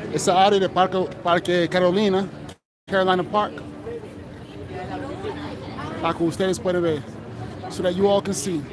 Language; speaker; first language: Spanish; non-native, fluent; English